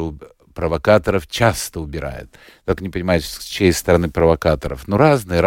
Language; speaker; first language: Russian; native; Russian